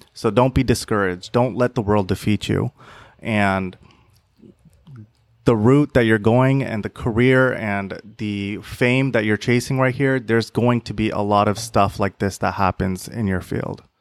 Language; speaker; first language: English; native; English